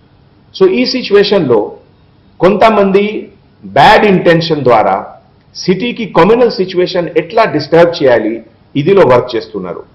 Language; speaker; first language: Telugu; non-native, fluent; Hindi